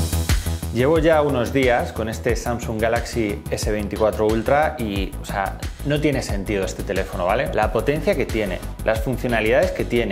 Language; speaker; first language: Spanish; native; Spanish